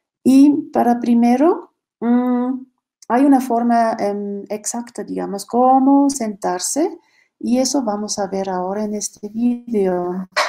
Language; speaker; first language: Spanish; non-native, fluent; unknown